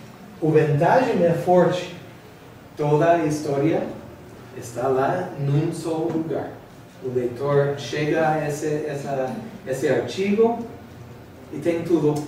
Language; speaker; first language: Portuguese; non-native, fluent; English